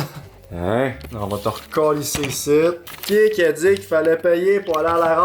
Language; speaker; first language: French; native; French